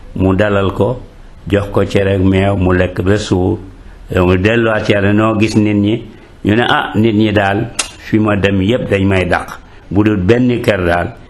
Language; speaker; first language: Wolof; non-native, local second language; Serer